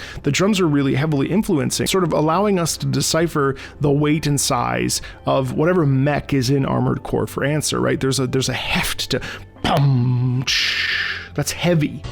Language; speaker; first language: English; native; English